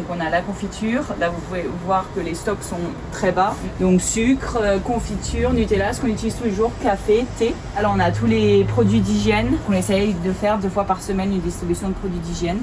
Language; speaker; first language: French; native; French